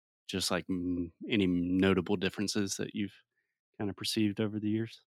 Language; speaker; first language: English; native; English